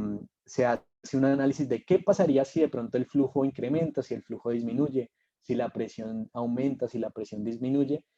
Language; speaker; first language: Spanish; native; Spanish